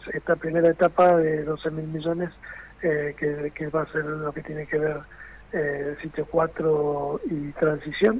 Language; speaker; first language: Spanish; native; Spanish